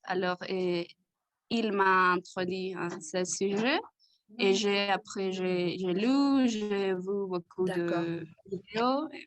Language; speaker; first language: French; non-native, learner; Spanish